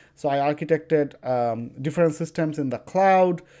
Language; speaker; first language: English; non-native, local second language; Bangla